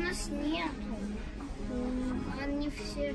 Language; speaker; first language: Russian; early bilingual, heritage; Russian